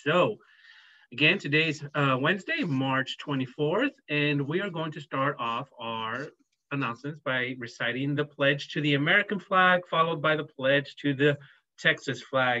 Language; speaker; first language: English; native; English